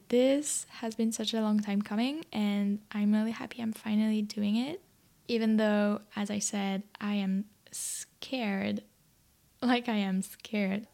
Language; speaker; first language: English; non-native, fluent; French